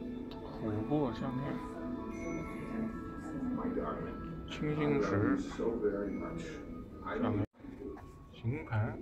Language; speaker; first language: Chinese; native; Chinese